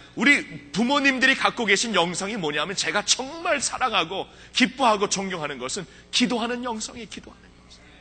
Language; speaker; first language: Korean; early bilingual, heritage; Korean